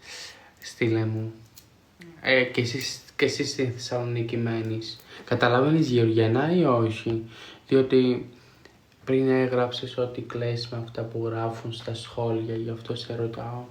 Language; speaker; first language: Greek; non-native, fluent; Georgian